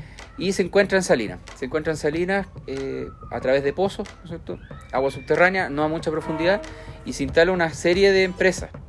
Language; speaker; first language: Spanish; native; Spanish